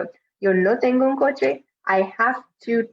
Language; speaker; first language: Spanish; non-native, fluent; English